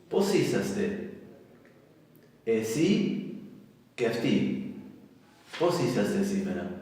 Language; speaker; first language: Greek; non-native, fluent; Spanish